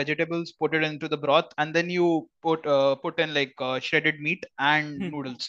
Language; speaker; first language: English; non-native, local second language; Hindi